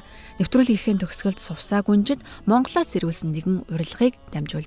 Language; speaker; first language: Mongolian; native; Mongolian